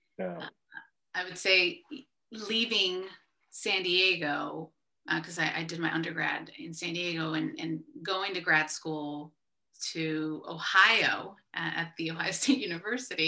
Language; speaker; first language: English; early bilingual, other home language; Spanish